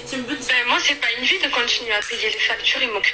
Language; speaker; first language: French; early bilingual, other home language; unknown